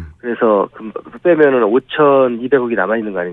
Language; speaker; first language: Korean; native; Korean